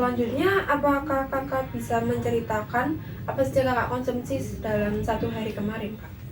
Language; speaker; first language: Indonesian; native; Indonesian